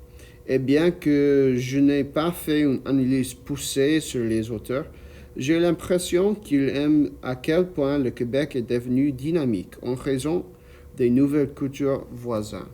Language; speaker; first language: French; non-native, learner; English